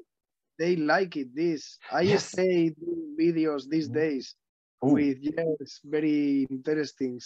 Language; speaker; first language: English; non-native, learner; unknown